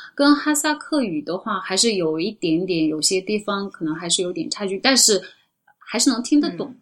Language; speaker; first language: Chinese; non-native, local second language; Uyghur